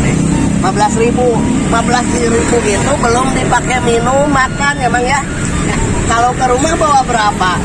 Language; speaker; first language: Indonesian; non-native, local second language; Sundanese